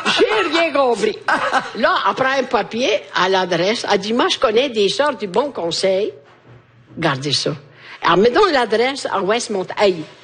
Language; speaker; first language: French; non-native, fluent; Italian